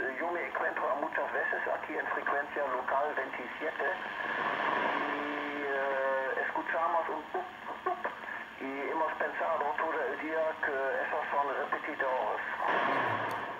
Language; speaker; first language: Spanish; non-native, learner; German